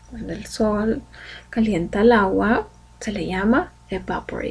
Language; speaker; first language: Spanish; native; Spanish